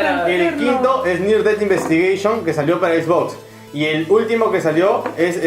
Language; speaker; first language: Spanish; native; Spanish